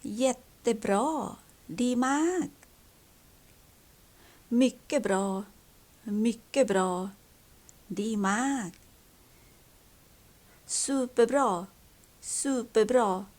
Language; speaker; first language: Swedish; non-native, learner; Thai